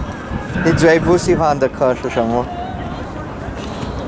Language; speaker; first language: Chinese; non-native, learner; English